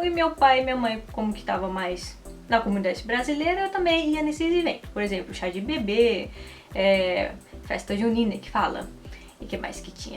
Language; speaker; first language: Portuguese; early bilingual, heritage; Portuguese